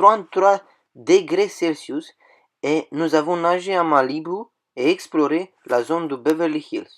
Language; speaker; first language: French; non-native, fluent; Romanian